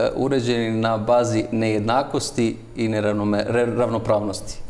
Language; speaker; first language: Serbian; native; Serbian